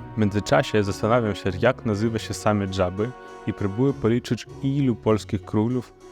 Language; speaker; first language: Polish; non-native, fluent; Romanian